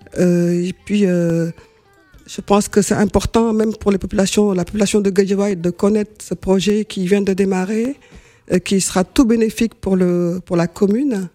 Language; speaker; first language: French; non-native, local second language; Wolof